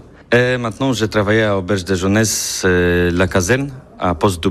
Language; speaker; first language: French; non-native, learner; Polish